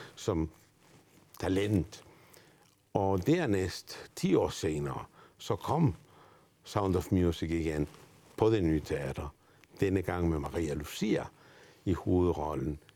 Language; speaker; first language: Danish; non-native, fluent; Spanish